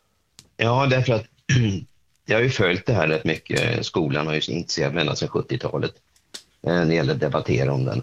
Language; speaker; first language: Swedish; native; Swedish